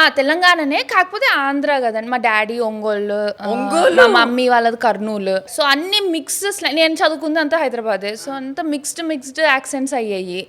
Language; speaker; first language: Telugu; native; Telugu